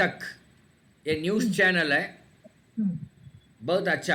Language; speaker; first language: Hindi; non-native, local second language; Tamil